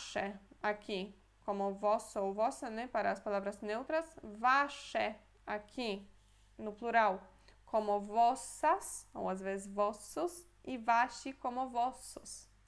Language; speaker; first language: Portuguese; non-native, fluent; Polish